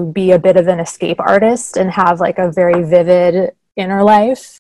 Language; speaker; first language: English; native; English